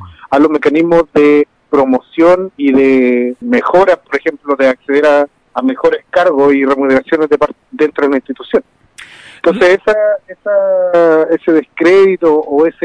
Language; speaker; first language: Spanish; native; Spanish